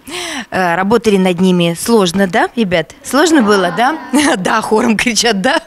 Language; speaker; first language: Russian; native; Russian